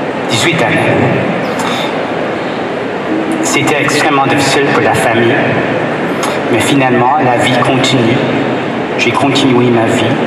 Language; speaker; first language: French; non-native, fluent; English